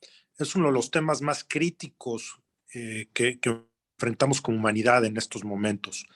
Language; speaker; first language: Spanish; native; Spanish